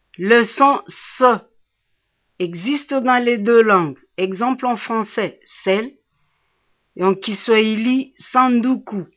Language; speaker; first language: French; non-native, local second language; Swahili